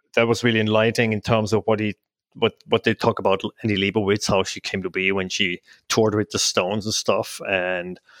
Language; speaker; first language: English; non-native, fluent; Swiss German